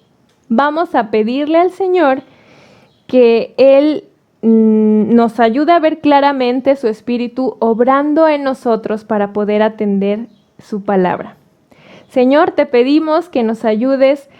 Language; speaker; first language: Spanish; native; Spanish